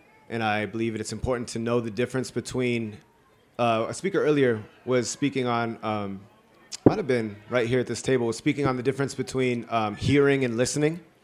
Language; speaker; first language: English; native; English